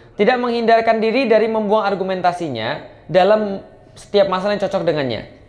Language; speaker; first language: Indonesian; native; Indonesian